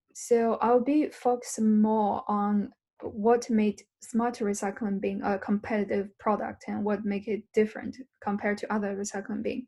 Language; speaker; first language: English; non-native, learner; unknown